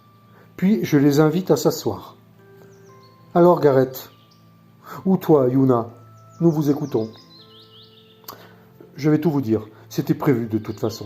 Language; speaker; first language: French; native; French